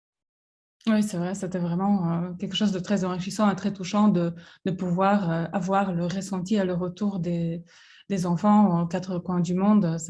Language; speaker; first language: French; non-native, fluent; Polish